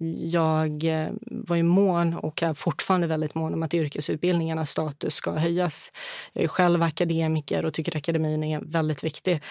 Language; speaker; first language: Swedish; early bilingual, other home language; Bosnian